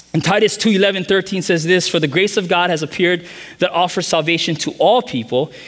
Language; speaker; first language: English; native; English